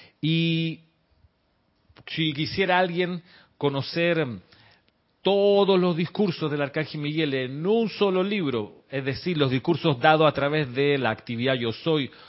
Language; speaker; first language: Spanish; native; Spanish